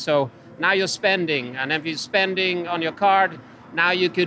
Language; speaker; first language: English; non-native, fluent; Finnish